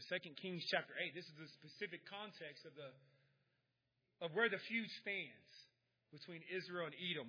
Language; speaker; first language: English; native; English